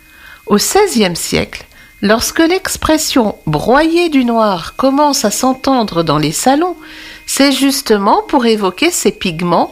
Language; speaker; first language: French; native; French